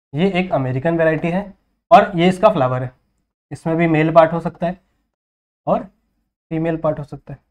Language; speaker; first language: Hindi; native; Hindi